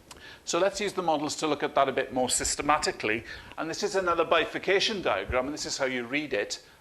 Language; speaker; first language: English; native; English